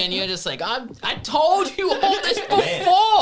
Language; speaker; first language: English; native; English